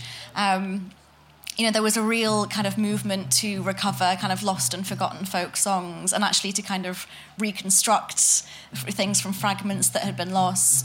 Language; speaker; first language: English; native; English